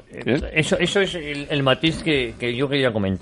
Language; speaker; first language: Spanish; native; Spanish